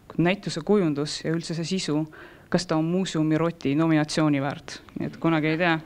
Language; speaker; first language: Estonian; non-native, local second language; Russian